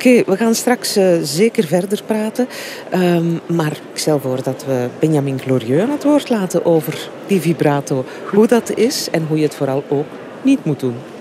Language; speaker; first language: Dutch; native; Dutch